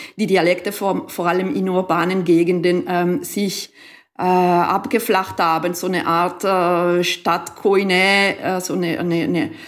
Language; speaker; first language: German; non-native, local second language; Italian